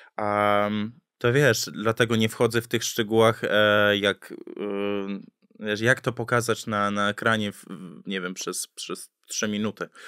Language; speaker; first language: Polish; early bilingual, heritage; English